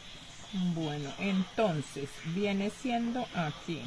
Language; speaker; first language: Spanish; native; Spanish